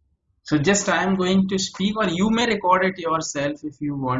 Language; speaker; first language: English; native; English